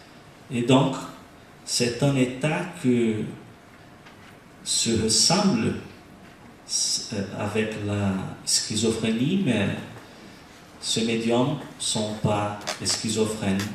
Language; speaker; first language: French; non-native, learner; Portuguese